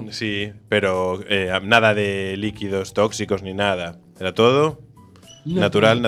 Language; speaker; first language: Spanish; native; Spanish